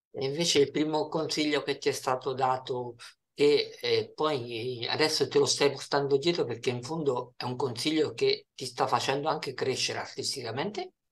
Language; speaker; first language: Italian; native; Italian